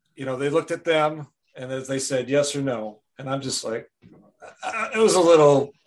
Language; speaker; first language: English; native; English